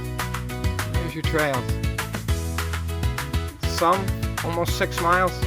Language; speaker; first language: English; native; English